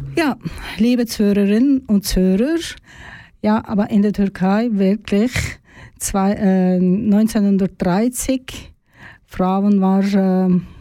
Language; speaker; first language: German; non-native, learner; Turkish